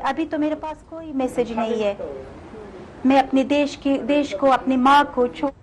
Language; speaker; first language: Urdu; non-native, learner; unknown